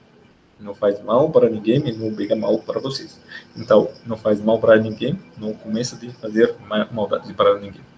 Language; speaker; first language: Portuguese; non-native, fluent; Arabic